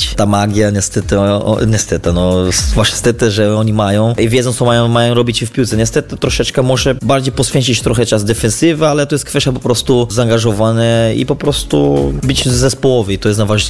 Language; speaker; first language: Polish; non-native, fluent; Portuguese